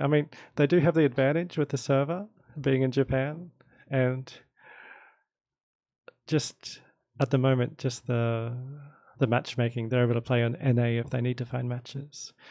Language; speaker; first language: English; native; English